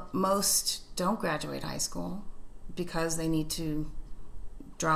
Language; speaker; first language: English; native; English